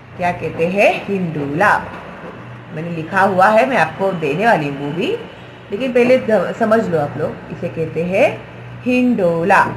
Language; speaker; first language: Hindi; non-native, local second language; Marathi